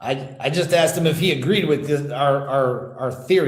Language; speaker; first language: English; native; English